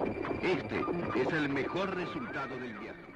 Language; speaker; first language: Spanish; native; Spanish